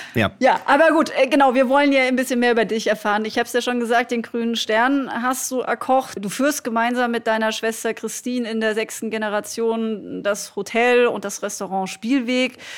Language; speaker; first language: German; native; German